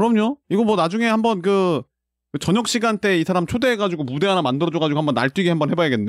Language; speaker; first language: Korean; native; Korean